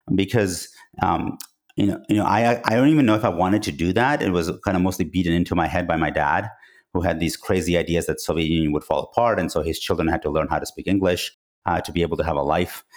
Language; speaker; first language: English; non-native, fluent; Georgian